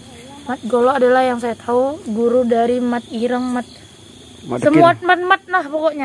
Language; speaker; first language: Indonesian; native; Indonesian